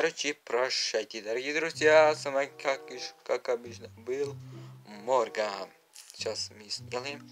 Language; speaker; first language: Russian; non-native, learner; Uzbek